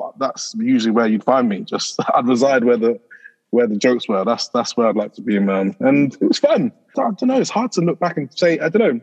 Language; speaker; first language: English; native; English